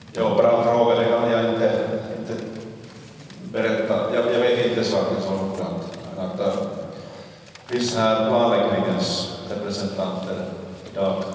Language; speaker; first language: Swedish; non-native, local second language; Finnish